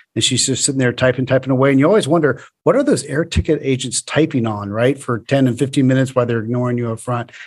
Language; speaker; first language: English; native; English